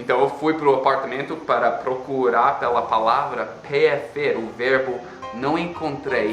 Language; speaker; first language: Portuguese; non-native, fluent; English